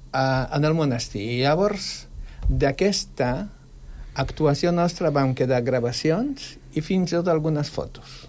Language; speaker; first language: Catalan; non-native, fluent; Polish